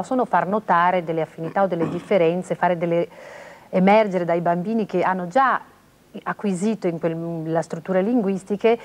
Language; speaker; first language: Italian; native; Italian